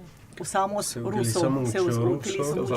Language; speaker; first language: Spanish; non-native, fluent; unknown